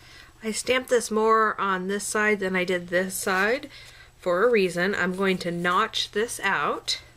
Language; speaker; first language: English; native; English